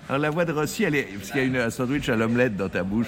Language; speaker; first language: French; native; French